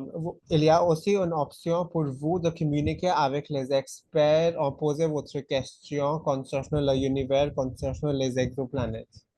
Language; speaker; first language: French; non-native, fluent; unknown